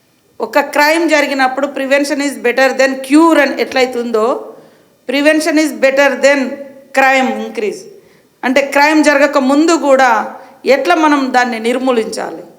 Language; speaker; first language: Telugu; native; Telugu